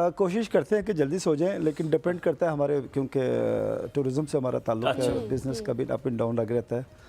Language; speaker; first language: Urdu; non-native, local second language; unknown